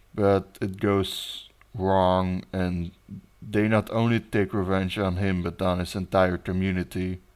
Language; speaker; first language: English; non-native, fluent; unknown